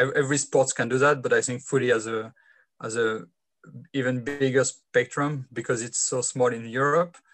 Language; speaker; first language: English; non-native, fluent; French